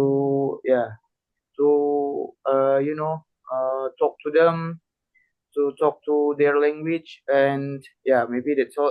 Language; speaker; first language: English; non-native, learner; Indonesian